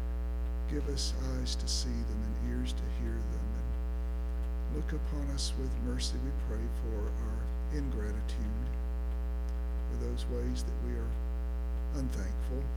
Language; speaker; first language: English; native; English